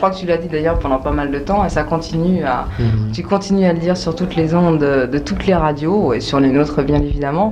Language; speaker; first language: French; native; French